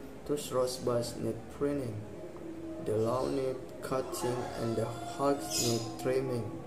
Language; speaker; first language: English; non-native, learner; Indonesian